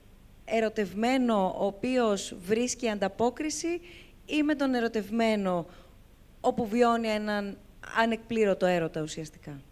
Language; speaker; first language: Greek; native; Greek